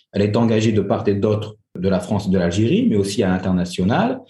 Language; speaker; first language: French; native; French